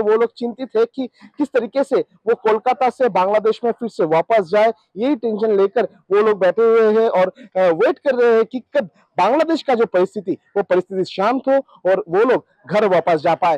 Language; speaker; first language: Hindi; non-native, local second language; Bangla